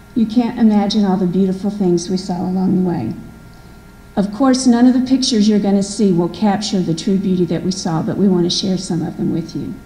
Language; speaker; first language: English; native; English